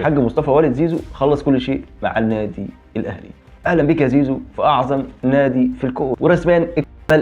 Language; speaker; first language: Arabic; native; Arabic